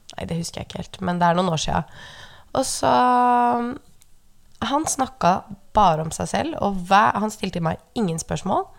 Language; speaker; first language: Norwegian; native; Norwegian